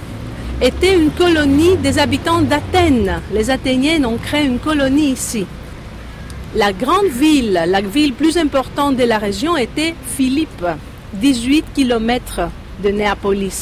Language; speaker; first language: French; non-native, fluent; Greek